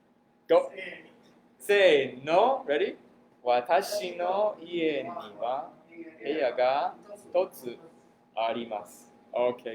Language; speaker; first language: Japanese; non-native, fluent; English